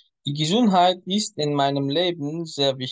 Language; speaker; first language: German; non-native, fluent; Persian